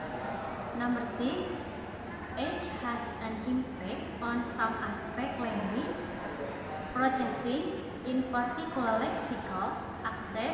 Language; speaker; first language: English; non-native, learner; Indonesian